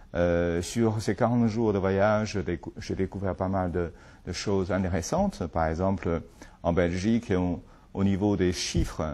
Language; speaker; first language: French; non-native, fluent; Chinese